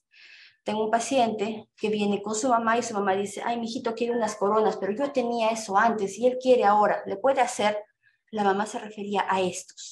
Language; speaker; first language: Spanish; native; Spanish